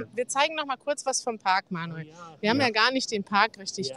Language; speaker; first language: German; native; German